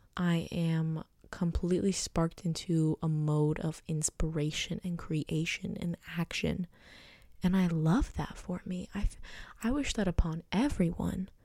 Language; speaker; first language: English; native; English